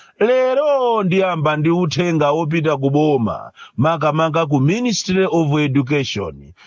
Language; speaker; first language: Nyanja; native; Nyanja